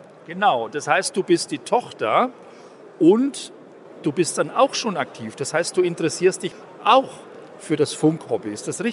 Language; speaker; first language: German; native; German